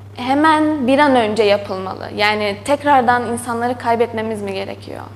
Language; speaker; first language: Turkish; native; Turkish